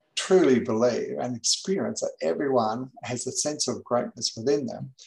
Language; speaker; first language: English; native; English